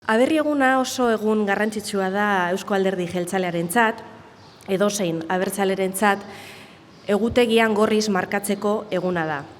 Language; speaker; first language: Basque; native; Basque